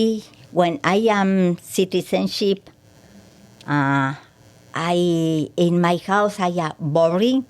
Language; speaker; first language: English; non-native, learner; Spanish